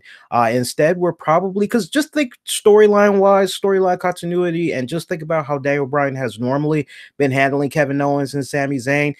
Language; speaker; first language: English; native; English